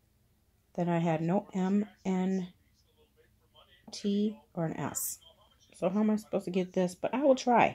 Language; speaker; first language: English; native; English